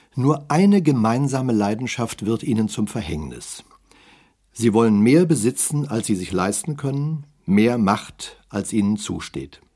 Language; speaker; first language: German; native; German